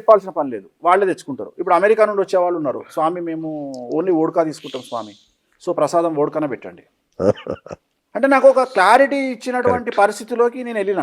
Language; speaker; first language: Telugu; native; Telugu